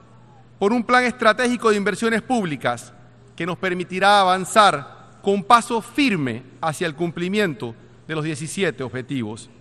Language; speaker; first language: Spanish; native; Spanish